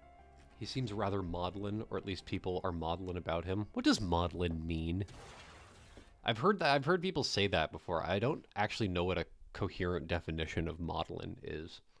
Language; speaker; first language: English; native; English